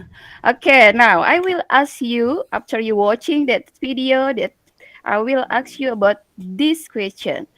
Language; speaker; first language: English; non-native, learner; Indonesian